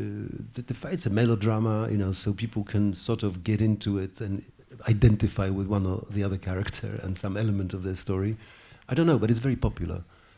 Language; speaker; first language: English; non-native, fluent; Polish